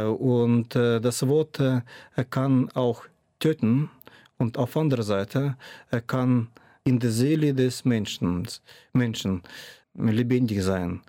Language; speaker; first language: German; non-native, fluent; Russian